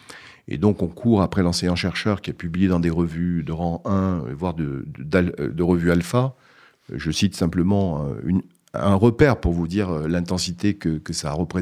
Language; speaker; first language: French; native; French